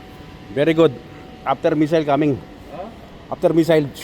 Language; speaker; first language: English; non-native, learner; Filipino